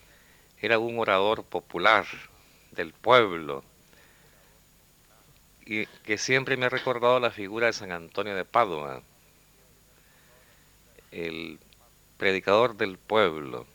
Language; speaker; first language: Spanish; native; Spanish